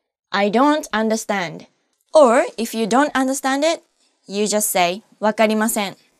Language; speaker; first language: English; non-native, fluent; Japanese